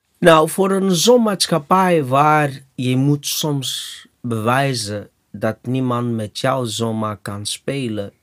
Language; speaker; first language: Dutch; non-native, fluent; Portuguese